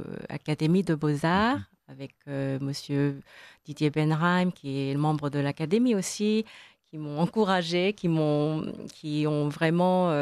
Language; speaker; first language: French; non-native, fluent; Korean